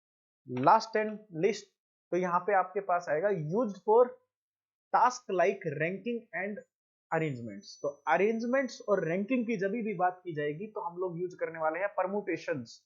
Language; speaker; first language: Hindi; native; Hindi